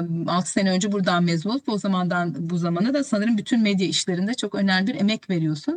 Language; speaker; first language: Turkish; native; Turkish